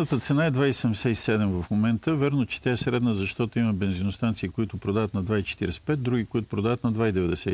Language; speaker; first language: Bulgarian; native; Bulgarian